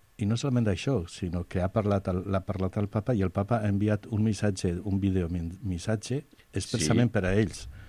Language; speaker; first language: Catalan; non-native, local second language; Spanish